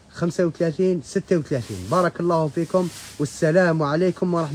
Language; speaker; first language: Arabic; native; Arabic